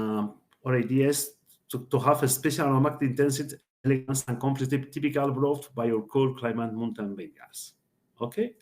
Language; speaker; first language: English; non-native, learner; Spanish